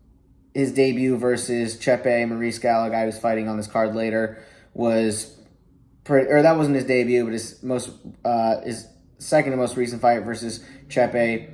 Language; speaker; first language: English; native; English